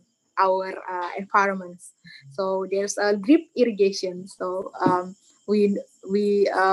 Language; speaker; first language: English; non-native, learner; Indonesian